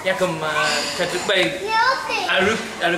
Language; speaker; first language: Japanese; non-native, learner; French